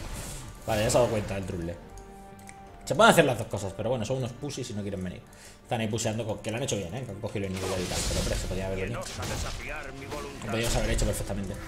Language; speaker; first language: Spanish; native; Spanish